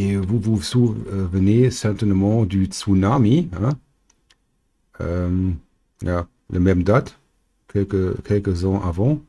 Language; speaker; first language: French; non-native, learner; German